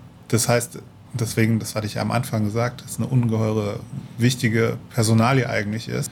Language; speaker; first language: German; native; German